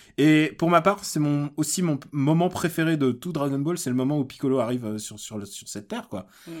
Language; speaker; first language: French; early bilingual, other home language; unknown